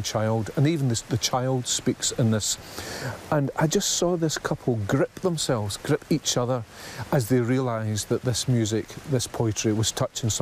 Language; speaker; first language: English; native; English